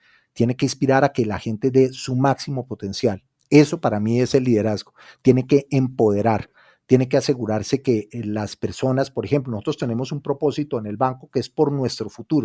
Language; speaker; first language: Spanish; native; Spanish